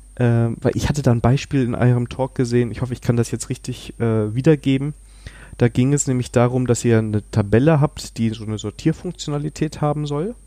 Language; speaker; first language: German; native; German